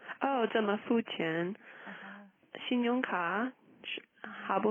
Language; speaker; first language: Chinese; non-native, learner; English